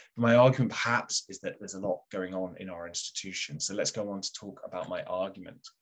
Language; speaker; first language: English; native; English